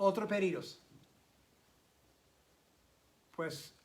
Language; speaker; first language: Spanish; non-native, fluent; English